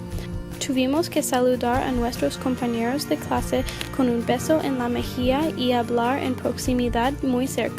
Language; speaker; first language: Spanish; early bilingual, heritage; English